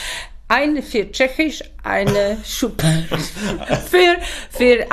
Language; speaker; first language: German; non-native, learner; Czech